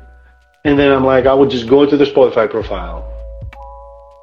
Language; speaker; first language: English; non-native, fluent; Greek